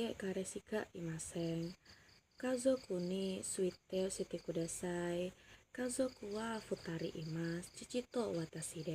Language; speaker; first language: Japanese; non-native, learner; Indonesian